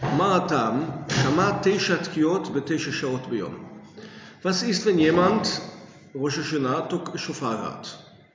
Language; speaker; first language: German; non-native, fluent; English